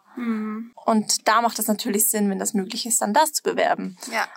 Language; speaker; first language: German; non-native, fluent; Swiss German